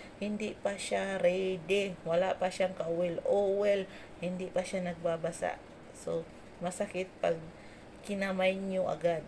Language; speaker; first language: Filipino; non-native, local second language; Cebuano